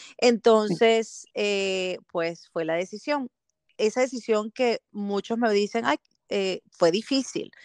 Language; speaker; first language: Spanish; native; Spanish